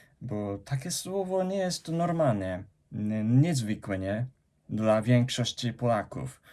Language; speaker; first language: Polish; non-native, fluent; Japanese